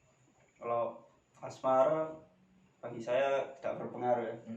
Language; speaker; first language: Indonesian; native; Indonesian